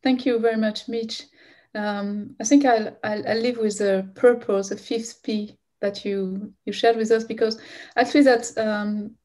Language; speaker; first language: English; non-native, fluent; French